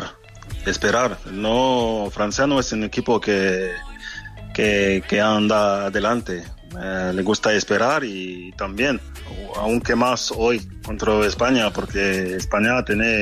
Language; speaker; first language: Spanish; non-native, fluent; French